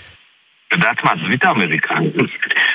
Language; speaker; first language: Hebrew; native; Hebrew